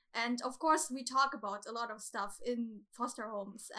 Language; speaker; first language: English; non-native, fluent; German